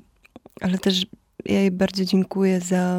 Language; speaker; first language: Polish; non-native, fluent; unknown